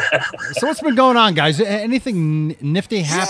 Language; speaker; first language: English; native; English